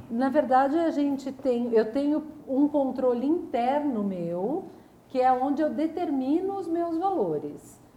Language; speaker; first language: Portuguese; native; Portuguese